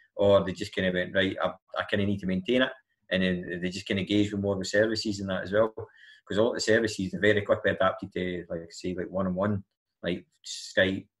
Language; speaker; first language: English; native; English